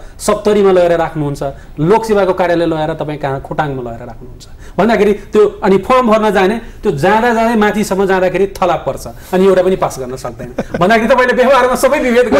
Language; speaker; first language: Nepali; non-native, local second language; Maithili